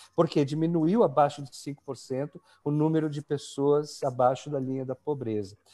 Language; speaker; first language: Portuguese; native; Portuguese